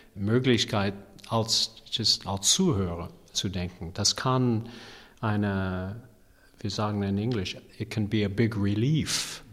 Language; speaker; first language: German; non-native, fluent; English